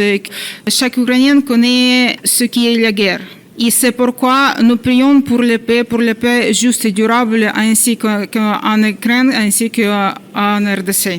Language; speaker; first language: French; non-native, fluent; Ukrainian